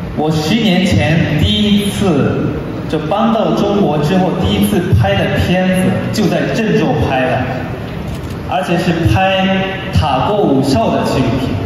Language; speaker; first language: Chinese; non-native, fluent; Japanese